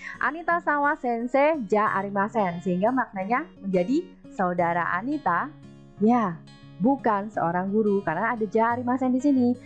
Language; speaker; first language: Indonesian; native; Indonesian